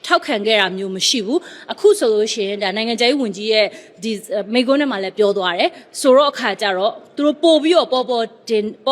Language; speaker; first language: Burmese; non-native, local second language; Rohingya